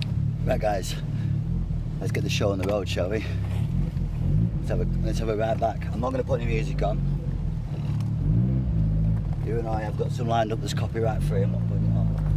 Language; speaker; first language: English; native; English